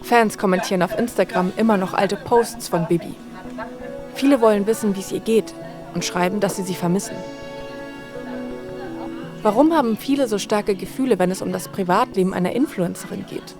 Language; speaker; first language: German; native; German